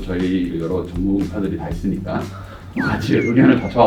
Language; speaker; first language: Korean; native; Korean